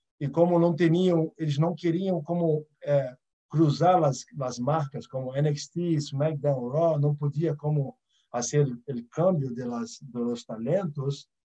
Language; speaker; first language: Portuguese; early bilingual, other home language; Arabic